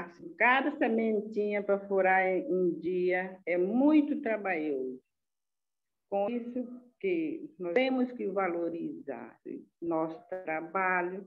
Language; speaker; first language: Portuguese; non-native, local second language; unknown